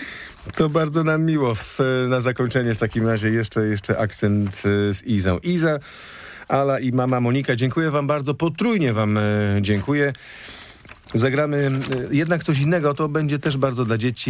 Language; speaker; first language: Polish; native; Polish